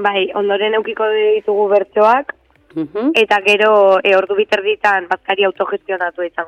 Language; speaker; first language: Basque; native; Basque